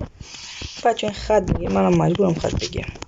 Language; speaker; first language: Persian; native; Persian